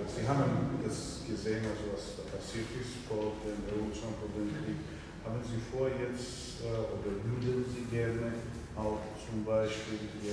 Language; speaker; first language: Russian; non-native, fluent; Georgian